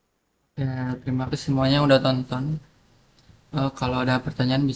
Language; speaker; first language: Indonesian; native; Indonesian